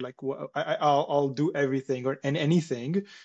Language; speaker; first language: English; non-native, local second language; Punjabi